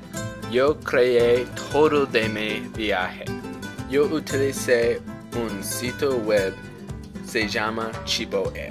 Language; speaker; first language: Spanish; non-native, learner; English